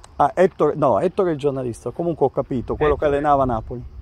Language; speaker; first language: Italian; native; Italian